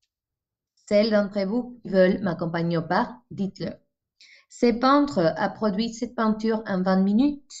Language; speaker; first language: French; non-native, fluent; Spanish